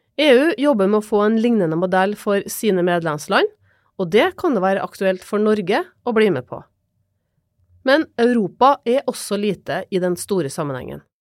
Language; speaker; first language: Norwegian; native; Norwegian